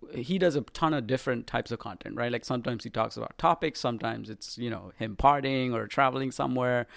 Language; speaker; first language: English; non-native, local second language; Sinhala